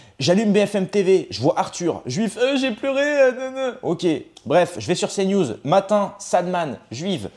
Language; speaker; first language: French; native; French